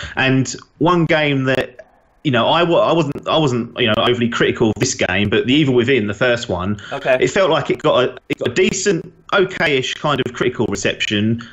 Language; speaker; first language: English; native; English